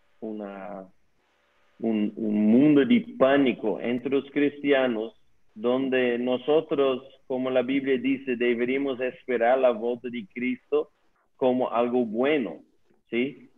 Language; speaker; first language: Spanish; non-native, learner; Dutch